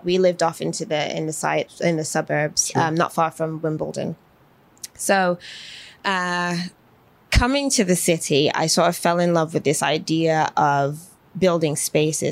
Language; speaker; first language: English; native; English